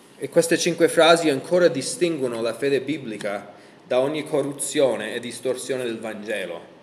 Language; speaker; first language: Italian; non-native, fluent; English